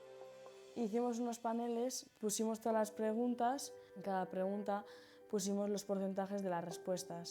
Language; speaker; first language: Spanish; native; Spanish